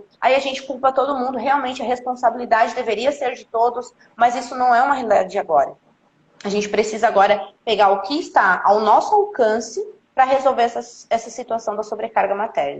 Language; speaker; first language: Portuguese; native; Portuguese